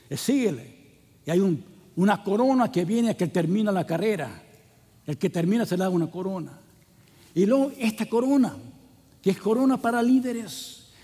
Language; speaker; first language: Spanish; non-native, fluent; English